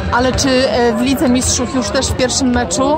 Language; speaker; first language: Polish; native; Polish